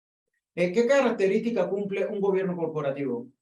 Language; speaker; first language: Spanish; native; Spanish